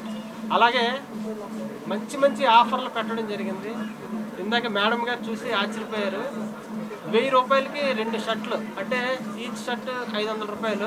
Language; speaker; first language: Telugu; native; Telugu